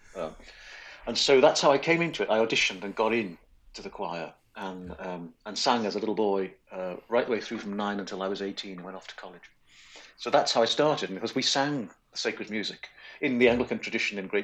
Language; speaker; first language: English; native; English